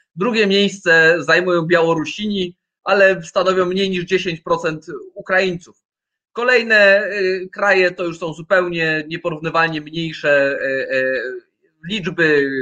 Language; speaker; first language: Polish; native; Polish